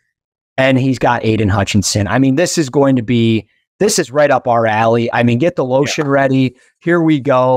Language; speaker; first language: English; native; English